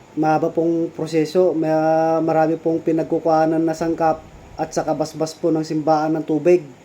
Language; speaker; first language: Filipino; non-native, local second language; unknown